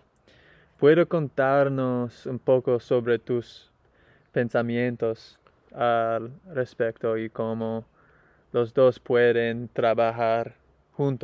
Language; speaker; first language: Spanish; non-native, learner; English